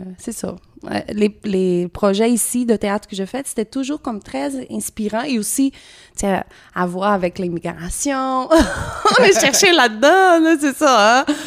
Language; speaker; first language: French; non-native, fluent; Portuguese